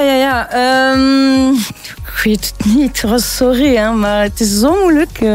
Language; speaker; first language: Dutch; non-native, local second language; French